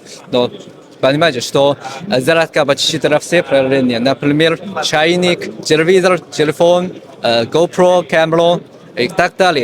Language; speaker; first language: Russian; non-native, learner; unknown